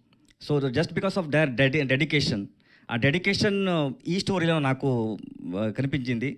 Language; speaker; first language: Telugu; non-native, learner; Kannada